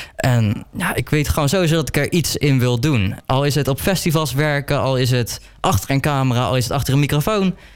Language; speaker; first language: Dutch; native; Dutch